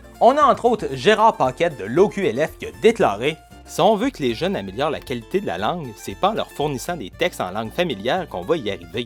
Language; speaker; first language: French; native; French